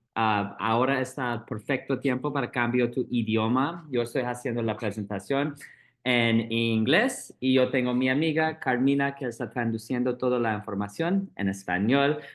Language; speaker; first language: Spanish; non-native, learner; English